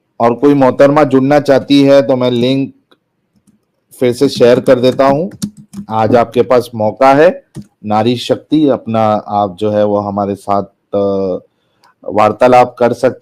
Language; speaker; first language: Hindi; native; Hindi